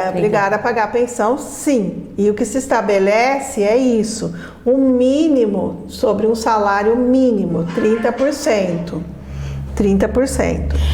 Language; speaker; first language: Portuguese; native; Portuguese